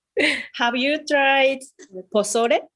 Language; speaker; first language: English; non-native, fluent; Japanese